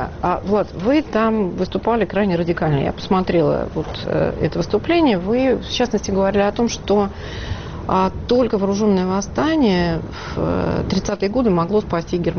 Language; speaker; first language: Russian; native; Russian